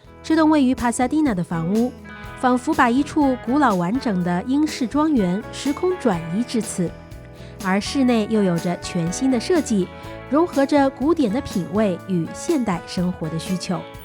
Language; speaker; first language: Chinese; native; Chinese